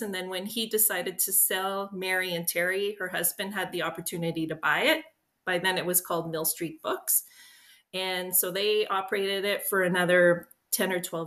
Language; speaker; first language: English; native; English